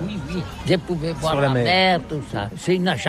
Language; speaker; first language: French; non-native, learner; Catalan